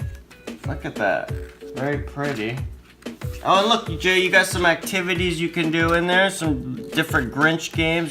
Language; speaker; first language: English; native; English